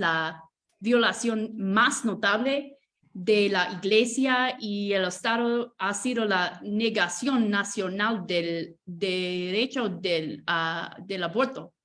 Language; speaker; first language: Spanish; non-native, fluent; English